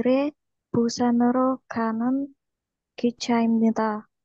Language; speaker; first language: Korean; non-native, learner; Indonesian